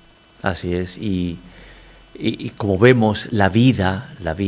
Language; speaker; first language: Spanish; native; Spanish